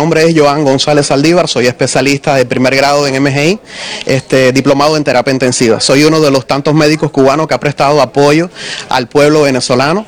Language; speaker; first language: Spanish; native; Spanish